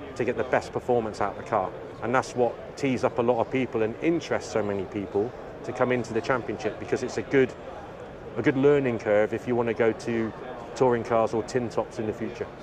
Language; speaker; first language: English; native; English